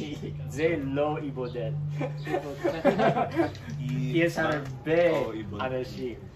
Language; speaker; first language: Hebrew; non-native, learner; English